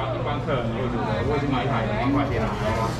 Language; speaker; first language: Chinese; native; Chinese